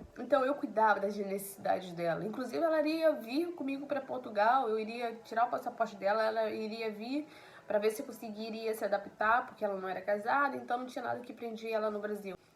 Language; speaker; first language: Portuguese; native; Portuguese